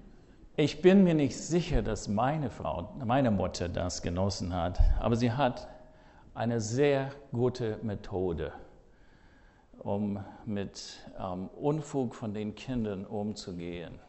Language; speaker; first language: German; non-native, fluent; English